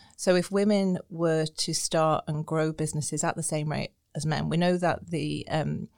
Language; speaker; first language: English; native; English